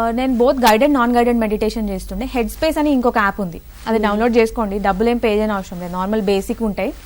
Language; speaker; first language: Telugu; native; Telugu